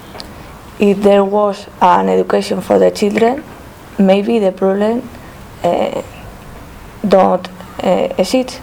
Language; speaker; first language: English; non-native, learner; Spanish